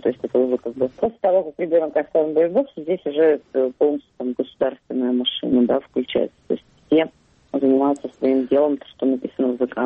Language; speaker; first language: Russian; native; Russian